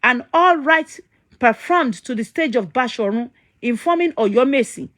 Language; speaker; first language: English; non-native, local second language; Yoruba